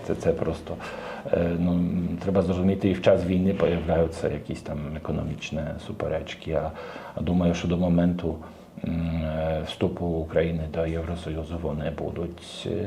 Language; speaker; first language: Ukrainian; non-native, learner; Polish